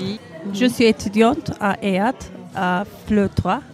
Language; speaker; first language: French; non-native, learner; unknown